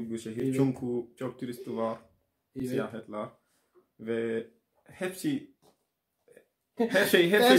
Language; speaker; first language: Turkish; non-native, learner; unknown